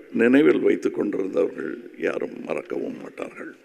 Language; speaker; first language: Tamil; native; Tamil